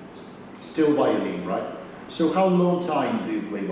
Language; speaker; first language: English; non-native, fluent; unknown